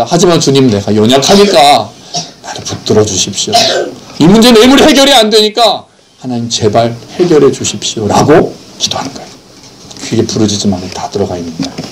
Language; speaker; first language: Korean; native; Korean